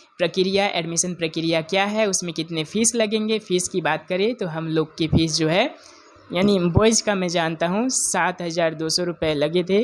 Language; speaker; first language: Hindi; non-native, local second language; Odia